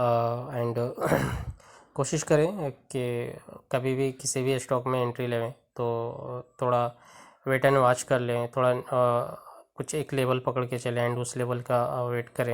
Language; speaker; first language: Hindi; native; Hindi